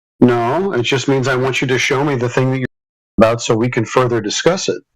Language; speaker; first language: English; native; English